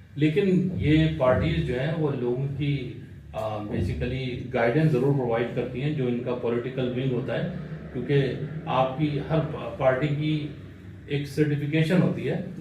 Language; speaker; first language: Urdu; native; Urdu